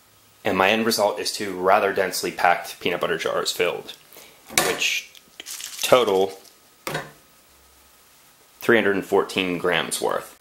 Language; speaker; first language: English; native; English